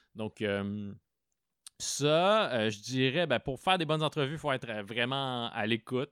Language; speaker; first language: French; native; French